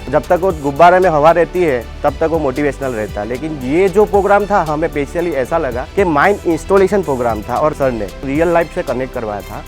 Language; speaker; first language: Hindi; non-native, local second language; Gujarati